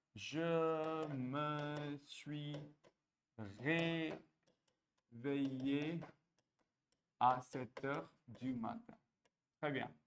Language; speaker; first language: French; non-native, fluent; Hindi